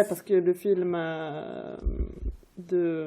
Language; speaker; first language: French; non-native, fluent; Swedish